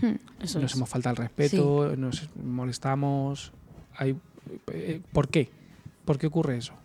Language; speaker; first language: Spanish; native; Spanish